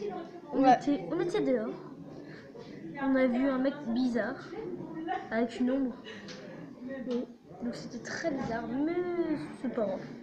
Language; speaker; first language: French; native; French